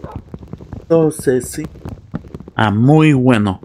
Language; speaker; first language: Spanish; non-native, learner; English